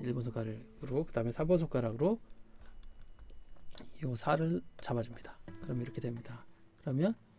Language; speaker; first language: Korean; native; Korean